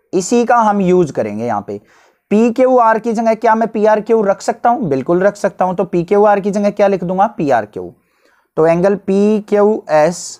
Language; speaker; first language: Hindi; native; Hindi